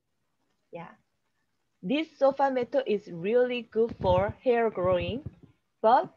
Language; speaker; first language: English; non-native, learner; Korean